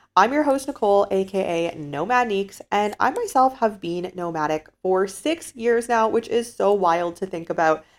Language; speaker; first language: English; native; English